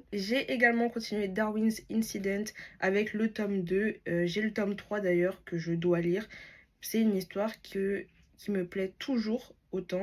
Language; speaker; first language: French; native; French